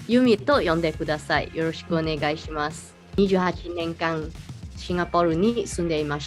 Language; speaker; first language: Japanese; non-native, learner; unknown